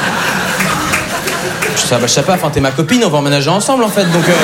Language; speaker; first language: French; native; French